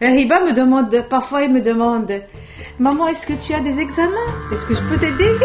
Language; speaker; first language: French; non-native, local second language; Arabic